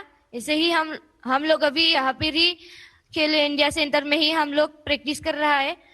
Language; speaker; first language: Hindi; non-native, local second language; Assamese